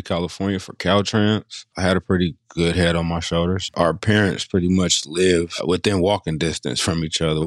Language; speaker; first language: English; native; English